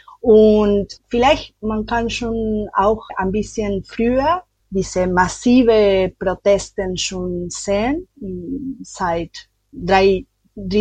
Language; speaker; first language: German; non-native, learner; Spanish